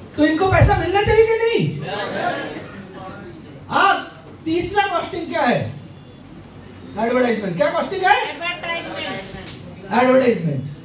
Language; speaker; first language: Hindi; non-native, local second language; Bangla